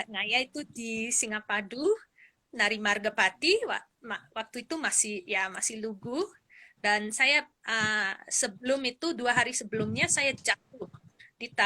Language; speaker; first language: Indonesian; non-native, fluent; English